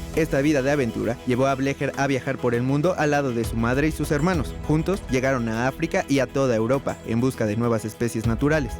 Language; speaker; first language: Spanish; native; Spanish